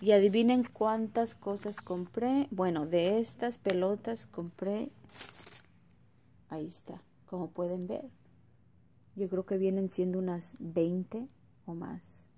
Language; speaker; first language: Spanish; early bilingual, heritage; Spanish